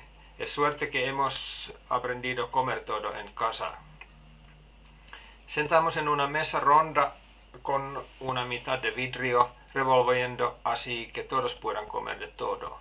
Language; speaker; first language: Spanish; non-native, fluent; Finnish